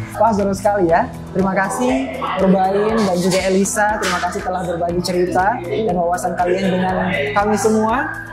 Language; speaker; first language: Indonesian; native; Indonesian